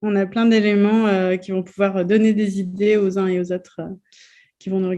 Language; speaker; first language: French; native; French